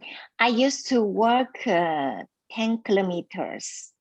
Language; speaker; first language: English; non-native, learner; Chinese